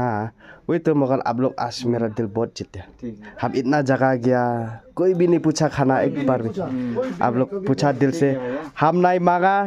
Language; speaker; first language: Hindi; non-native, local second language; Khasi